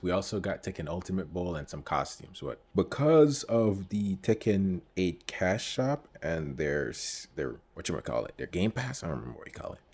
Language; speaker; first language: English; native; English